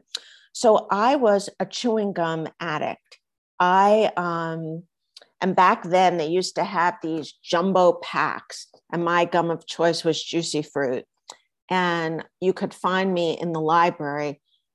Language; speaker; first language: English; native; English